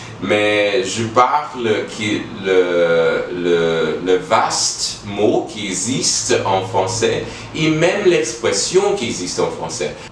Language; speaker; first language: French; non-native, learner; English